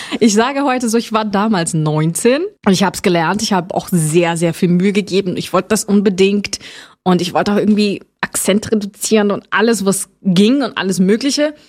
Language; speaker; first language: German; non-native, fluent; Portuguese